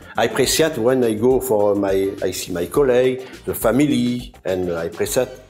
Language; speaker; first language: English; non-native, learner; French